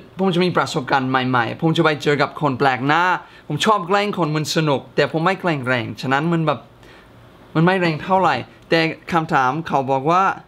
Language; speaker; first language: Thai; non-native, fluent; English